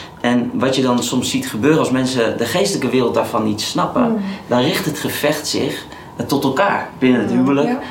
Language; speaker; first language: Dutch; native; Dutch